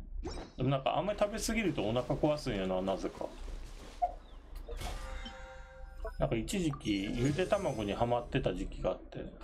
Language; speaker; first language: Japanese; native; Japanese